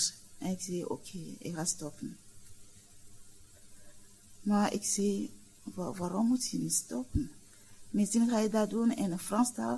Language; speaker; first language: Dutch; non-native, learner; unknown